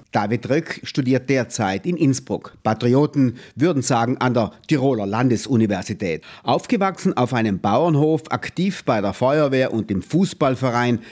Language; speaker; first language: German; native; German